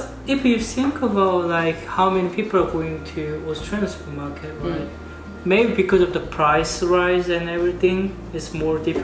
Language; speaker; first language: English; non-native, fluent; Korean